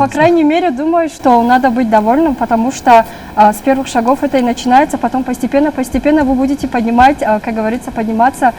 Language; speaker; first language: Russian; non-native, local second language; Tajik